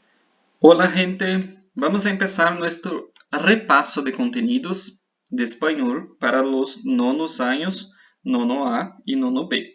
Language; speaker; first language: Spanish; non-native, fluent; Portuguese